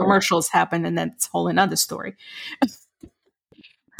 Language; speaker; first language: English; non-native, fluent; Ukrainian